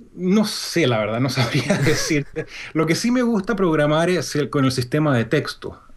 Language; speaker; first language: Spanish; native; Spanish